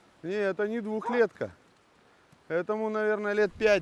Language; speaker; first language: Russian; native; Russian